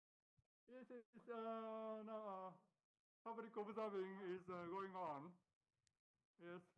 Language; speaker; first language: English; non-native, learner; Japanese